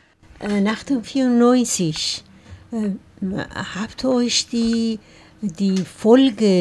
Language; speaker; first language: German; non-native, learner; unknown